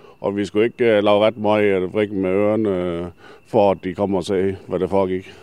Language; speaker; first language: Danish; native; Danish